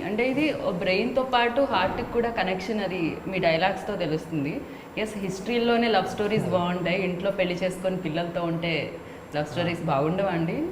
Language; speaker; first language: Telugu; native; Telugu